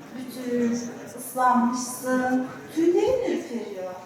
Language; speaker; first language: Turkish; non-native, learner; Arabic